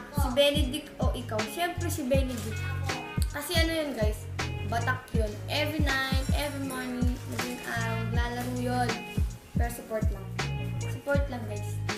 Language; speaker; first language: Filipino; native; Filipino